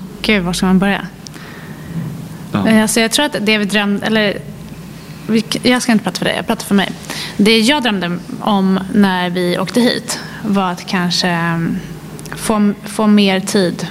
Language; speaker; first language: Swedish; native; Swedish